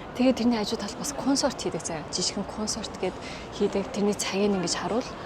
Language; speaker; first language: Mongolian; native; Mongolian